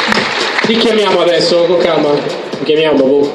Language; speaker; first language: Italian; native; Italian